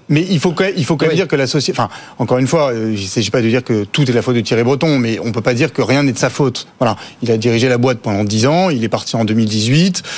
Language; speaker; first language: French; native; French